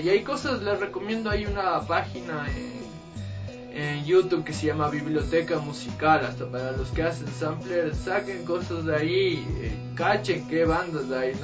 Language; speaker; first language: Spanish; native; Spanish